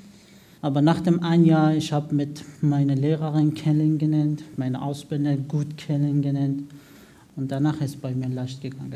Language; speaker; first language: German; non-native, learner; Persian